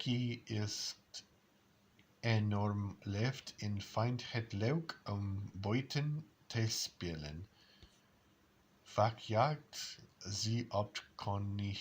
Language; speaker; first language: Dutch; non-native, learner; English